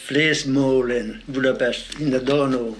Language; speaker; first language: Dutch; non-native, learner; Hungarian